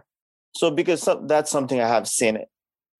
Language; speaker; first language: English; non-native, local second language; Nepali